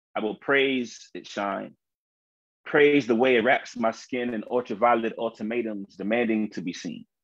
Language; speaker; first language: English; native; English